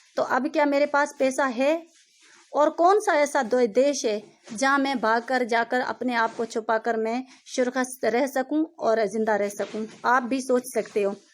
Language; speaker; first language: Urdu; non-native, local second language; Sindhi